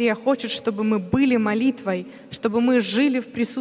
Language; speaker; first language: Russian; native; Russian